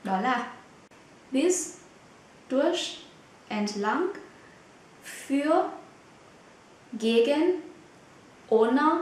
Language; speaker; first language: German; non-native, fluent; Vietnamese